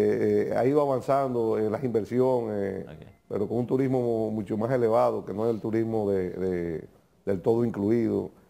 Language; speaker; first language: Spanish; native; Spanish